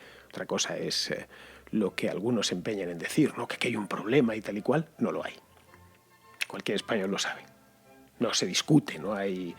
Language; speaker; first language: Spanish; native; Spanish